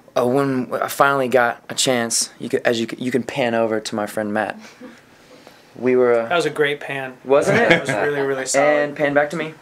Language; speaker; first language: English; native; English